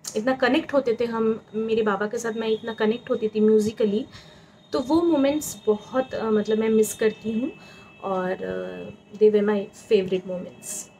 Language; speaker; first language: Hindi; non-native, local second language; Bangla